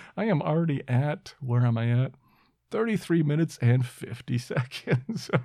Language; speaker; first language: English; native; English